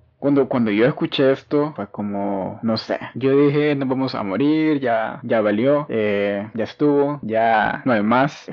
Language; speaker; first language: Spanish; native; Spanish